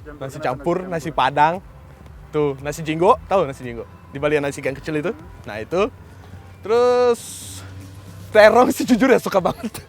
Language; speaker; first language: Indonesian; early bilingual, other home language; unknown